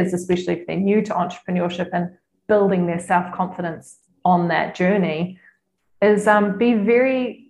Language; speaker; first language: English; native; English